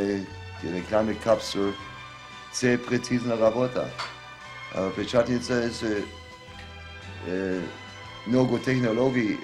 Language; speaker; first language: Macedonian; non-native, learner; German